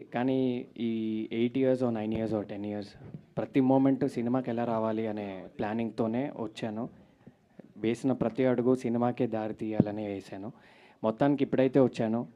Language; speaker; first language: Telugu; native; Telugu